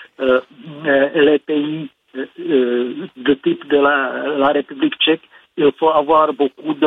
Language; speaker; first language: French; non-native, fluent; Czech